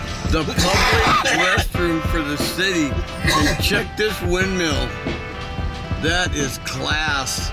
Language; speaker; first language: English; native; English